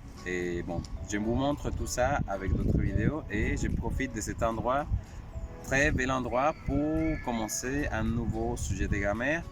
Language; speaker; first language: French; non-native, fluent; Spanish